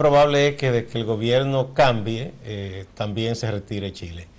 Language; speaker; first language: Spanish; native; Spanish